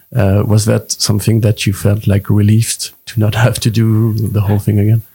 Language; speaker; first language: English; non-native, fluent; French